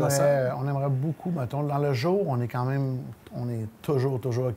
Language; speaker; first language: French; native; French